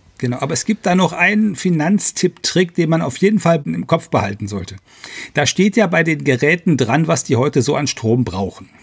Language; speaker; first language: German; native; German